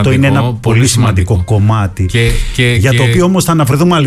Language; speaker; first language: Greek; native; Greek